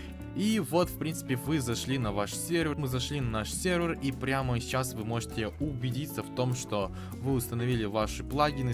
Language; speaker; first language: Russian; native; Russian